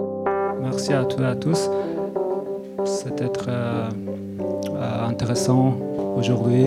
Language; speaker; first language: French; non-native, learner; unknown